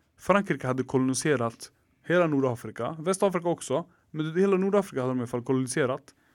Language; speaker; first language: Swedish; early bilingual, other home language; Arabic